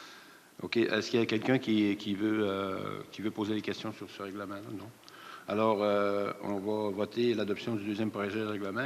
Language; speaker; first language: French; native; French